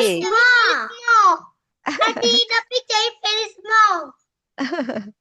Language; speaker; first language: English; non-native, learner; Vietnamese